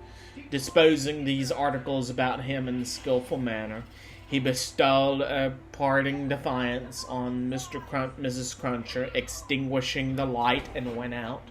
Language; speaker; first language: English; native; English